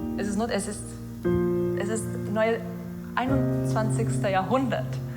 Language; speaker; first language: German; non-native, fluent; Portuguese